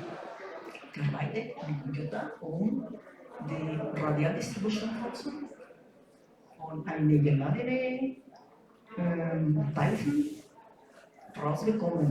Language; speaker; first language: German; non-native, learner; Spanish